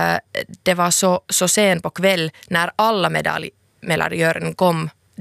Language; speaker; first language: Swedish; non-native, local second language; Finnish